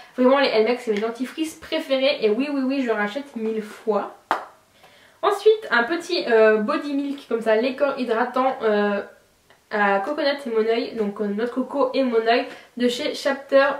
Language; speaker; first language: French; native; French